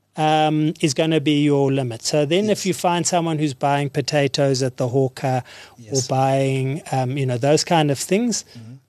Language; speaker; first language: English; native; English